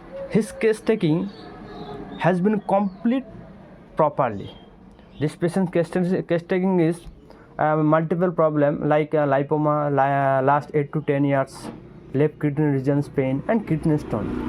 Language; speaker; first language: English; non-native, local second language; Bangla